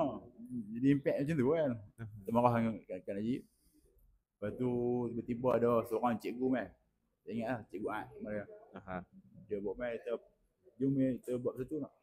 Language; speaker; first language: Malay; native; Malay